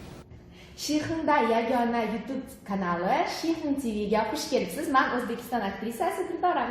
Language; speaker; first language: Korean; non-native, fluent; Uzbek